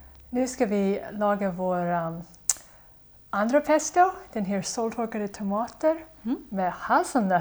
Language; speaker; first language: Swedish; non-native, fluent; English